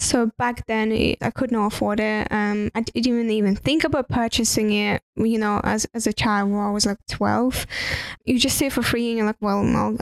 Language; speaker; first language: English; non-native, fluent; Russian